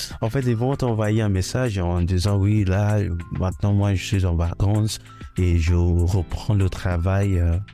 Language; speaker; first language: French; non-native, fluent; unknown